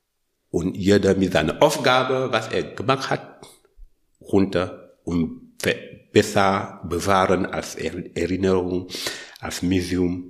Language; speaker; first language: German; non-native, learner; French